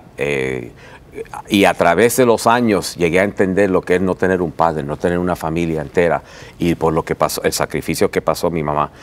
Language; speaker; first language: Spanish; early bilingual, heritage; Spanish